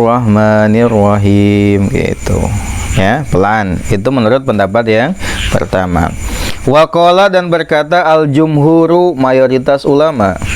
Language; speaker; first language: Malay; non-native, local second language; Sundanese